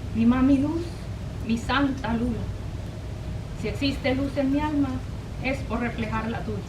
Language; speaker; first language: Spanish; early bilingual, heritage; Spanish